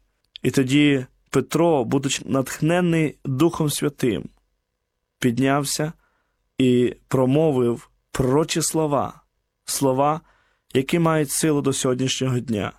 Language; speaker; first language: Ukrainian; native; Ukrainian